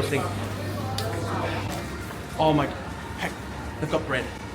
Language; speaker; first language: English; native; English